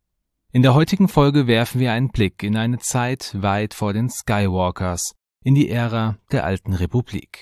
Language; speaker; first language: German; native; German